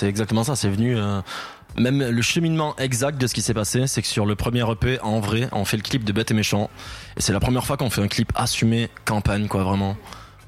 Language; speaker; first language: French; native; French